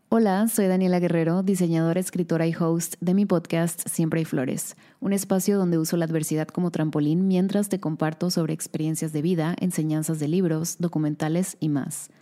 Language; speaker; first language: Spanish; native; Spanish